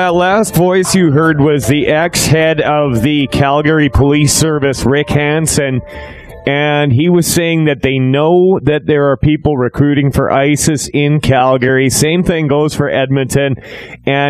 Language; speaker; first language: English; native; English